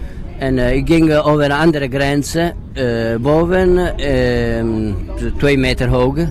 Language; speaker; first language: Dutch; non-native, learner; Italian